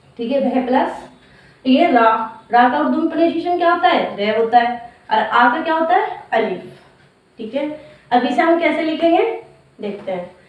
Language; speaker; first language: Hindi; native; Hindi